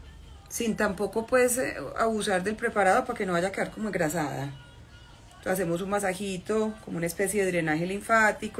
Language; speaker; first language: Spanish; native; Spanish